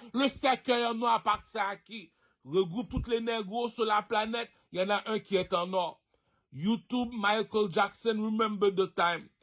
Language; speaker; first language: French; non-native, local second language; Haitian Creole